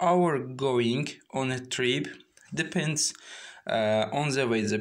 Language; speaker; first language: English; non-native, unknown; Azerbaijani